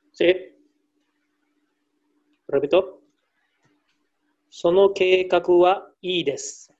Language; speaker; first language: Japanese; non-native, learner; Spanish